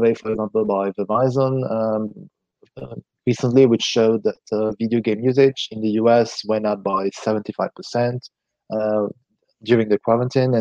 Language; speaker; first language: English; non-native, fluent; French